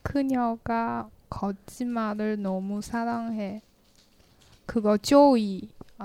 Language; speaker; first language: Korean; non-native, learner; Chinese